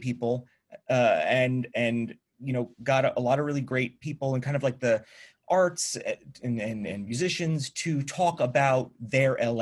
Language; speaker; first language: English; native; English